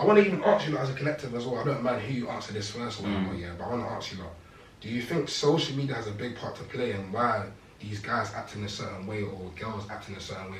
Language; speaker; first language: English; native; English